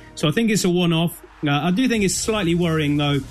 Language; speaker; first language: English; native; English